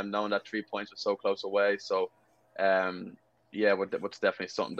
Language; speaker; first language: English; native; English